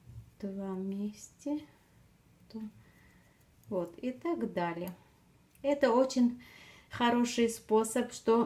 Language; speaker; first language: Russian; non-native, fluent; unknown